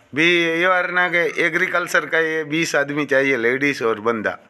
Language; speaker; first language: Hindi; non-native, local second language; Gujarati